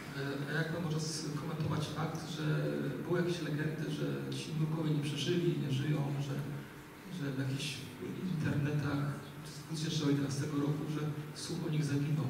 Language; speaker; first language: Polish; native; Polish